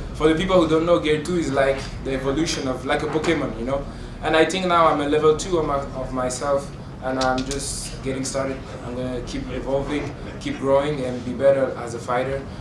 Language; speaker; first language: English; non-native, fluent; French